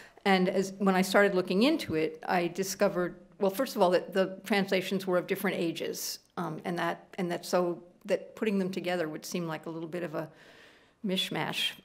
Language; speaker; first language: English; native; English